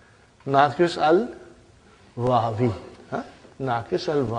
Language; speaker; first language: Arabic; non-native, fluent; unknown